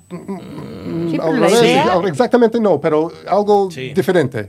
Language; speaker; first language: Spanish; non-native, fluent; English